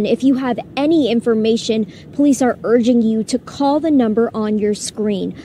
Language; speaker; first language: English; native; English